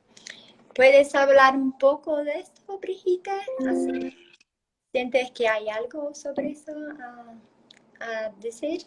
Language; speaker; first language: Spanish; non-native, learner; Portuguese